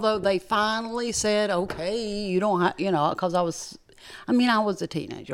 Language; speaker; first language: English; native; English